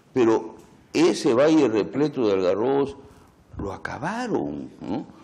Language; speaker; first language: Spanish; native; Spanish